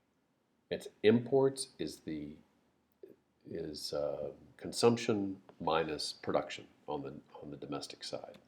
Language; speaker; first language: English; native; English